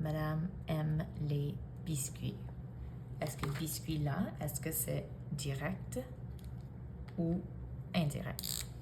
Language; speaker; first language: French; non-native, fluent; English